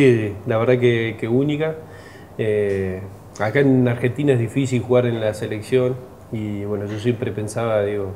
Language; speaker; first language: Spanish; native; Spanish